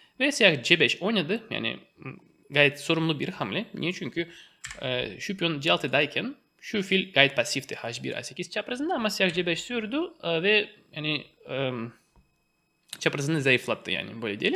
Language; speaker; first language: Turkish; non-native, fluent; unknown